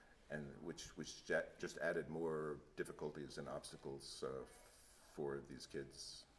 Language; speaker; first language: English; native; English